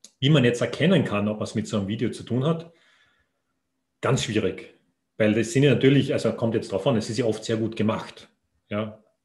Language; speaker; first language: German; native; German